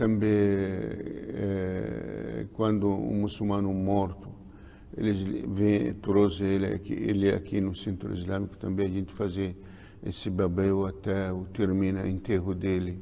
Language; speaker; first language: Portuguese; non-native, learner; Arabic